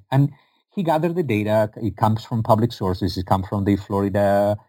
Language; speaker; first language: English; non-native, fluent; Spanish